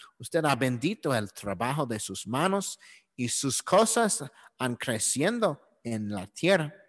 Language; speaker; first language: Spanish; non-native, learner; English